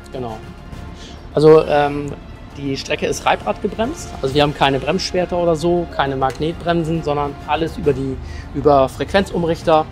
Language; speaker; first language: German; native; German